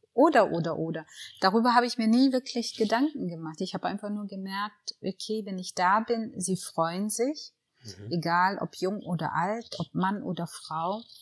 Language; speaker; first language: German; early bilingual, other home language; Tigrinya